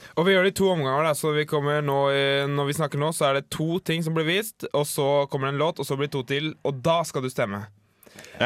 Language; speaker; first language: Norwegian; native; Norwegian